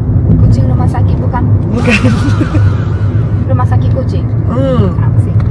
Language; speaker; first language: Indonesian; non-native, learner; English